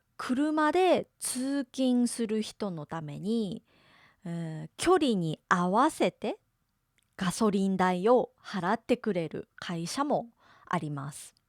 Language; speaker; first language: Japanese; native; Japanese